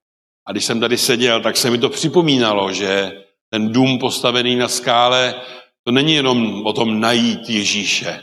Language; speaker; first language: Czech; non-native, local second language; Polish